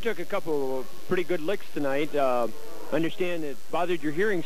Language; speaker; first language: English; native; English